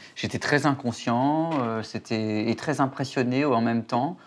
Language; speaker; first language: French; native; French